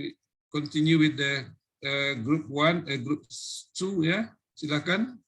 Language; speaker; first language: English; non-native, fluent; Indonesian